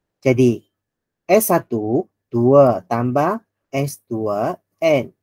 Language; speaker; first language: Malay; non-native, local second language; Chinese